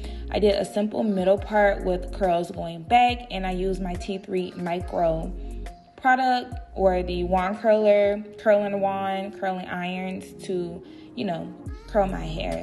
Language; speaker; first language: English; native; English